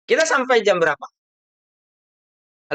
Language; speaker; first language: Indonesian; native; Indonesian